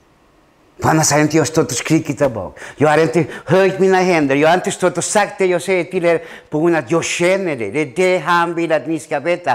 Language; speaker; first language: Swedish; non-native, fluent; Spanish